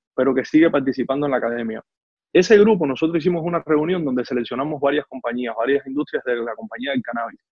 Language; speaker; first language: Spanish; native; Spanish